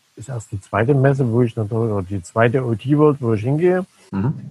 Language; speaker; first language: German; native; German